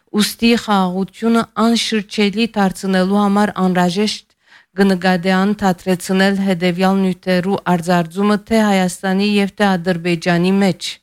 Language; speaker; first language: Armenian; early bilingual, heritage; Armenian